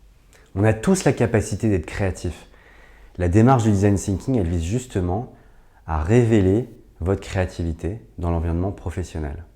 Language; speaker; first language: French; native; French